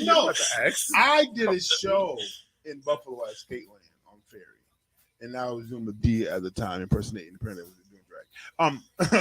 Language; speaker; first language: English; native; English